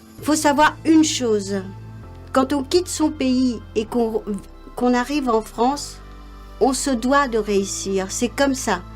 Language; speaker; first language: French; non-native, local second language; Morisyen